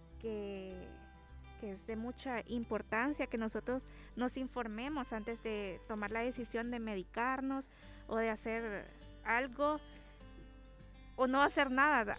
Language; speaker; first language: Spanish; native; Spanish